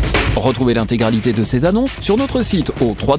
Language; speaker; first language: French; native; French